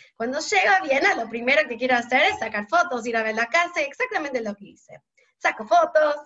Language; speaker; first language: Spanish; non-native, fluent; English